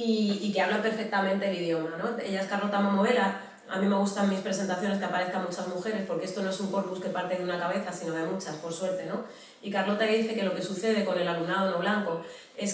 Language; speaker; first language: Spanish; native; Spanish